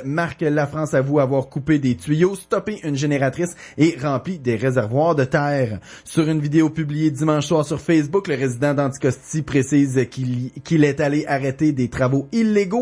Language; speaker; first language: French; native; French